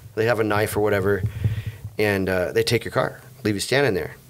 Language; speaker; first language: English; native; English